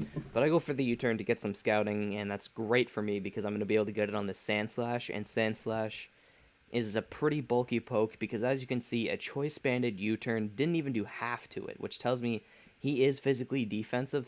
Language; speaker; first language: English; native; English